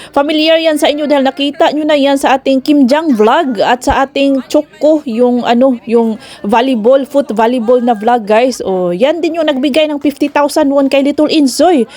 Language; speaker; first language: Filipino; non-native, local second language; Cebuano